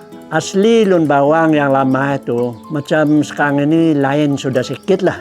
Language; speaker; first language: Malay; non-native, local second language; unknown